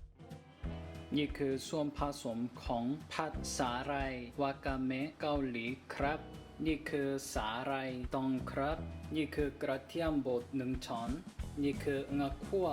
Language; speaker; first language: Thai; non-native, learner; Korean